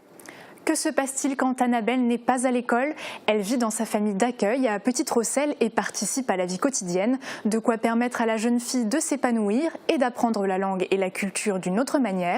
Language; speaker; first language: French; native; French